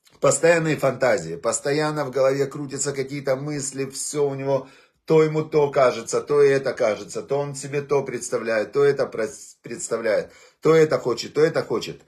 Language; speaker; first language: Russian; native; Russian